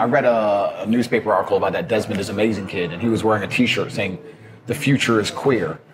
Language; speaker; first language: English; native; English